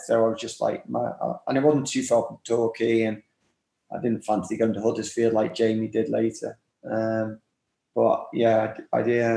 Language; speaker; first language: English; native; English